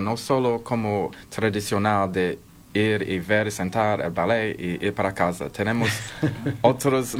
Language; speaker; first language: Spanish; non-native, learner; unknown